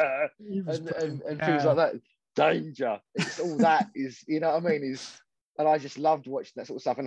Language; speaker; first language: English; native; English